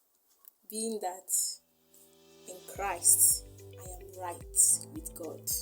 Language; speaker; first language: English; non-native, local second language; Igbo